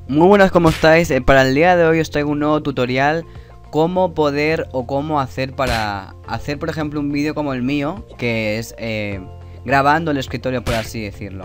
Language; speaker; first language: Spanish; native; Spanish